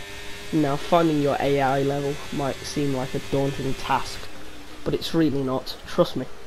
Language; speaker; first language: English; native; English